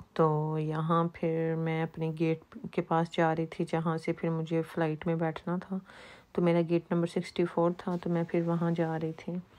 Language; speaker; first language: Urdu; non-native, local second language; Punjabi